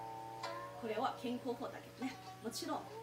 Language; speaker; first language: Japanese; non-native, fluent; Chinese